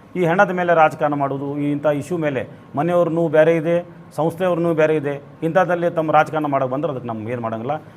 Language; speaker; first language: Kannada; non-native, local second language; Urdu